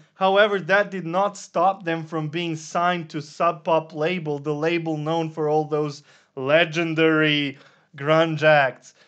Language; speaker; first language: English; non-native, fluent; Serbian